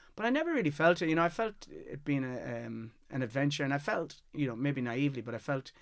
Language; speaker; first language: English; native; English